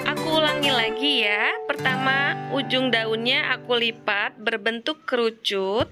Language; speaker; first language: Indonesian; native; Indonesian